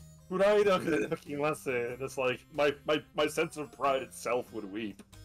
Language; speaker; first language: English; native; English